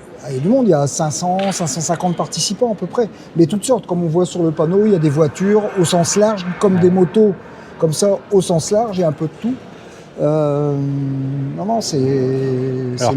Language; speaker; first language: French; native; French